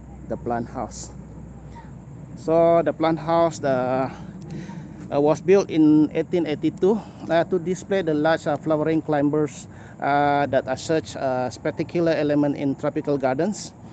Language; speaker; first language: English; non-native, local second language; Malay